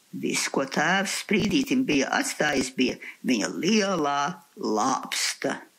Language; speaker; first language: Latvian; early bilingual, heritage; Latvian